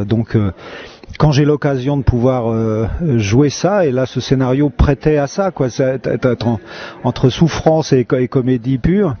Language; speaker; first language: French; native; French